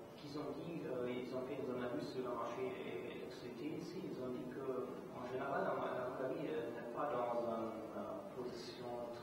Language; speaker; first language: French; non-native, fluent; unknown